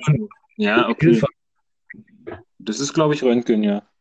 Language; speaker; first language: German; native; German